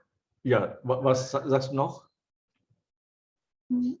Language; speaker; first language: German; non-native, fluent; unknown